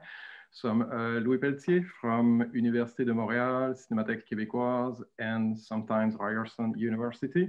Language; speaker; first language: French; native; French